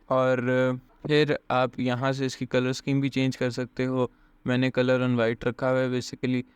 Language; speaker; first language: Hindi; native; Hindi